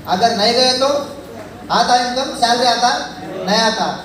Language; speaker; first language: Hindi; non-native, local second language; Telugu